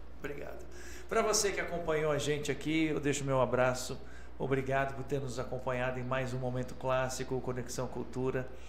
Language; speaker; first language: Portuguese; native; Portuguese